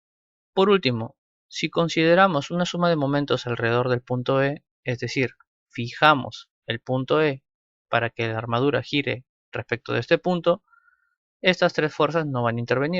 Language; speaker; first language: Spanish; native; Spanish